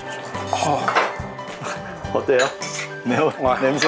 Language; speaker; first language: Korean; early bilingual, heritage; English